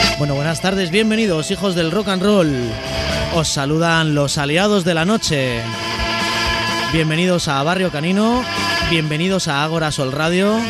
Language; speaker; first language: Spanish; native; Spanish